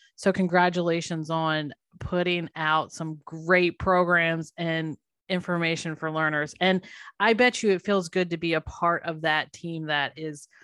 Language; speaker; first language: English; native; English